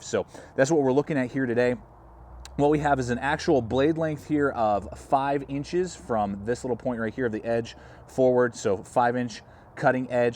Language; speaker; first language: English; native; English